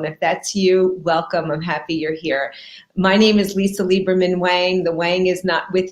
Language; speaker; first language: English; native; English